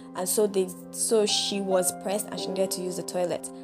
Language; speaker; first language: English; non-native, local second language; Yoruba